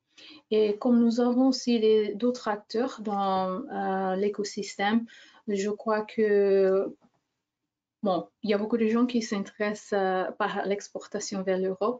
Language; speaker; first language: French; non-native, fluent; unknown